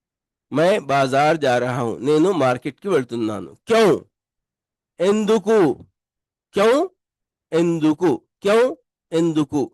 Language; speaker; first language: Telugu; non-native, local second language; Urdu